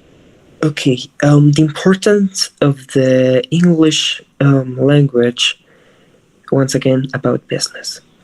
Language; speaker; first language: English; non-native, fluent; Spanish